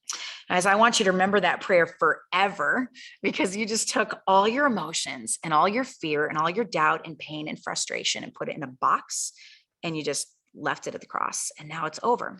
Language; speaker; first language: English; native; English